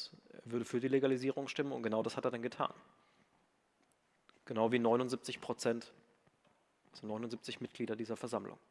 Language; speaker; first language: German; native; German